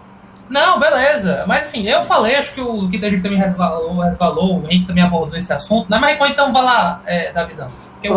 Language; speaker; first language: Portuguese; native; Portuguese